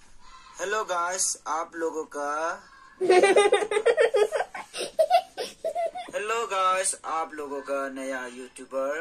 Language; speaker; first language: Hindi; non-native, local second language; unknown